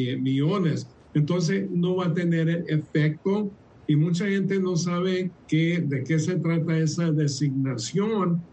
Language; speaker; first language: Spanish; early bilingual, heritage; Spanish